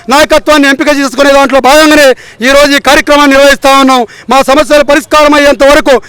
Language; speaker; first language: Telugu; non-native, local second language; Lambadi